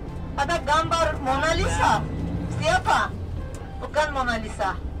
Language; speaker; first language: Indonesian; non-native, learner; Turkish